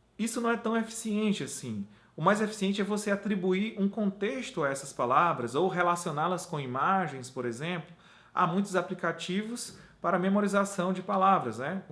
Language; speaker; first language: Portuguese; native; Portuguese